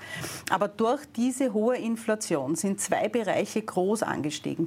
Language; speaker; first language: German; native; German